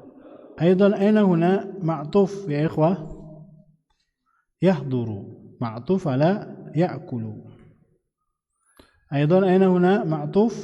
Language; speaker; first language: Arabic; non-native, fluent; Indonesian